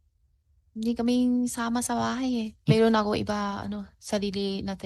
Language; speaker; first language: Filipino; non-native, learner; Chinese